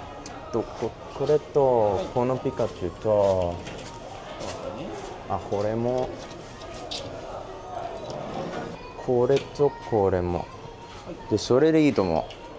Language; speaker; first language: Japanese; non-native, learner; English